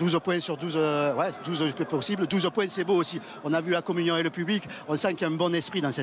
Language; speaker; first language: French; native; French